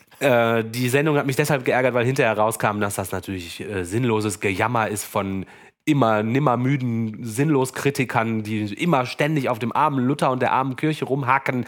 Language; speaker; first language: German; native; German